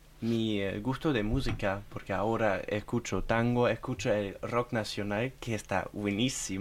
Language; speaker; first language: Spanish; non-native, learner; German